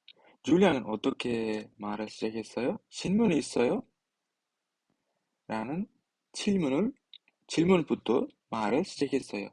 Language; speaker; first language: Korean; non-native, fluent; Uzbek